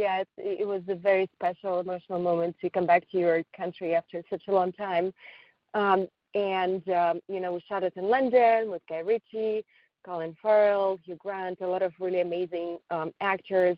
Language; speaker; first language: English; non-native, fluent; Russian